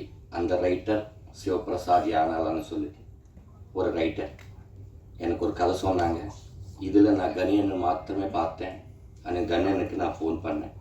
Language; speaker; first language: Tamil; non-native, learner; Telugu